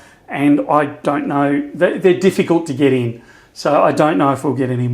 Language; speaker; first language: English; native; English